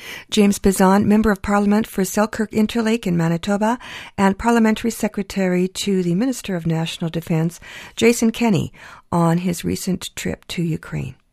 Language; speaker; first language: English; early bilingual, other home language; Ukrainian